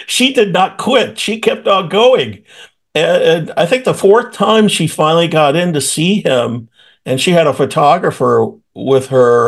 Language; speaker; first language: English; native; English